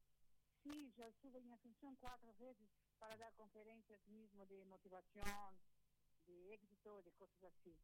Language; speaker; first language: Spanish; non-native, fluent; Portuguese